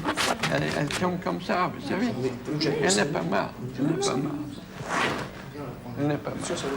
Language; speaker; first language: French; non-native, fluent; English